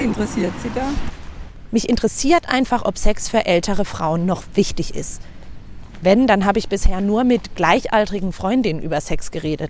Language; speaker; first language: German; native; German